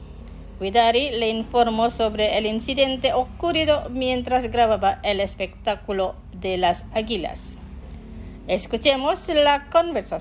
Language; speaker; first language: Spanish; non-native, fluent; Indonesian